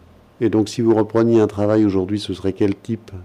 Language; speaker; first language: French; native; French